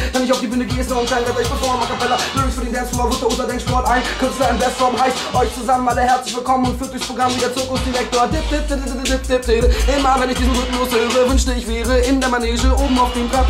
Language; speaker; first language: German; native; German